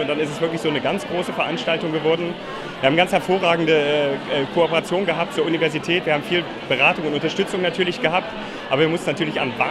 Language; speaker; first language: German; native; German